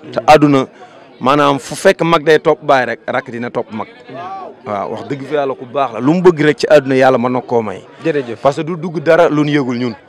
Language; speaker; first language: Wolof; native; Wolof